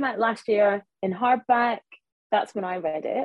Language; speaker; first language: English; native; English